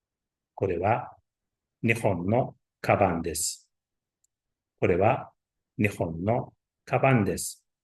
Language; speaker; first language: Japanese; non-native, learner; Uzbek